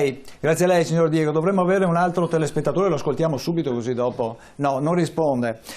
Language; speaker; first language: Italian; native; Italian